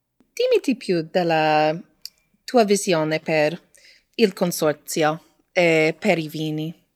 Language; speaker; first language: Italian; non-native, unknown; English